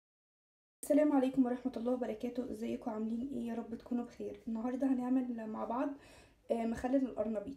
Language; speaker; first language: Arabic; native; Arabic